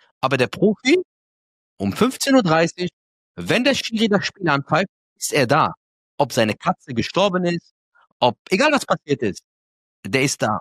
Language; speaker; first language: German; early bilingual, other home language; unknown